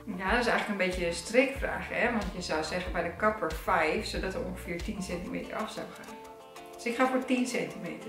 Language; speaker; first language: Dutch; native; Dutch